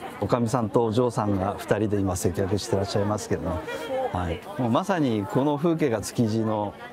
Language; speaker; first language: Japanese; native; Japanese